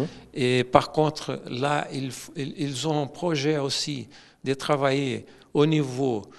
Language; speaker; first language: French; non-native, fluent; Portuguese